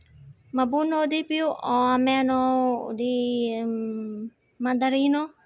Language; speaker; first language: Italian; non-native, learner; Vietnamese